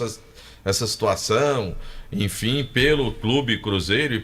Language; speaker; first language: Portuguese; native; Portuguese